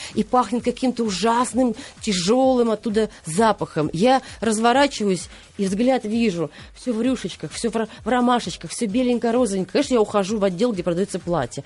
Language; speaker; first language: Russian; native; Russian